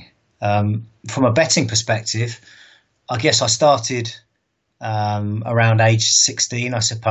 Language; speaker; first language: English; native; English